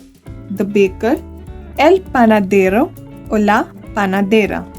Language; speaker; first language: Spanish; non-native, learner; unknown